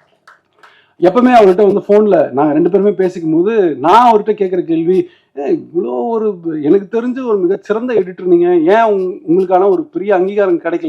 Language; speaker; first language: Tamil; native; Tamil